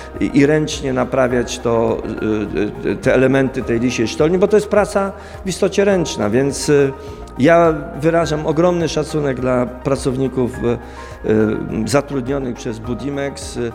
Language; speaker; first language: Polish; native; Polish